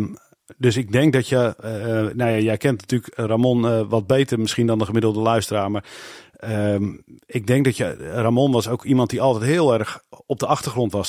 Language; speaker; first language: Dutch; native; Dutch